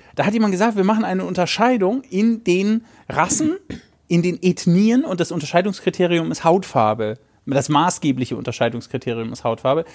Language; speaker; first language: German; native; German